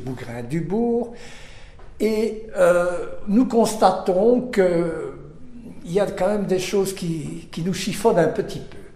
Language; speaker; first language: French; native; French